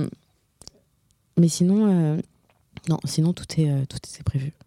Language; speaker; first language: French; native; French